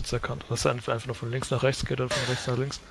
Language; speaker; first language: German; native; German